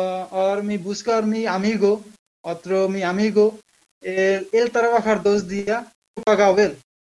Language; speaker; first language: Spanish; non-native, learner; Bangla